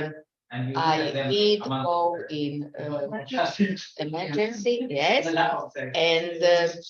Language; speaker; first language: English; non-native, learner; Slovak